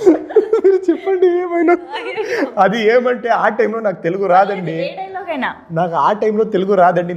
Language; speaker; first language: Telugu; non-native, learner; Kannada